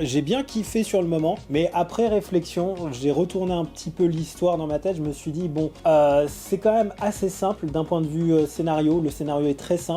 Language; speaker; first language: French; native; French